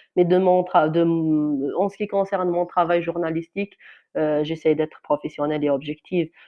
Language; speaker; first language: French; non-native, local second language; Kabyle